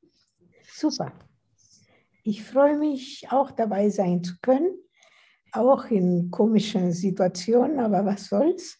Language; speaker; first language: German; non-native, fluent; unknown